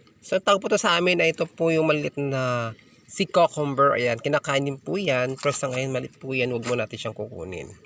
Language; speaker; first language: Filipino; non-native, local second language; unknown